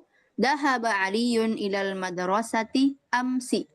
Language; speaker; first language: Arabic; non-native, fluent; Indonesian